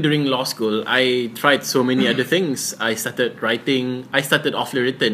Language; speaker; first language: English; non-native, local second language; Malay